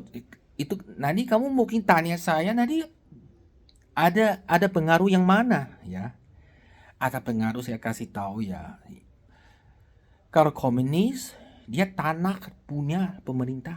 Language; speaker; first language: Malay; non-native, fluent; Chinese